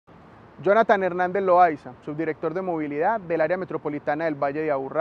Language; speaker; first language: Spanish; native; Spanish